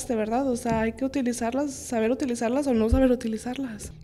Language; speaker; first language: Spanish; early bilingual, heritage; Spanish